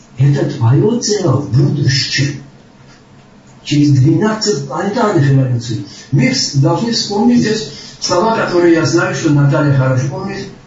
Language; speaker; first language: Russian; non-native, local second language; Georgian